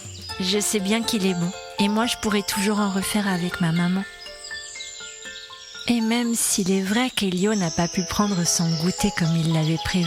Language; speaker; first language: French; native; French